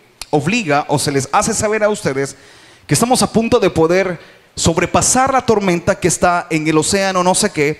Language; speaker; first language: Spanish; native; Spanish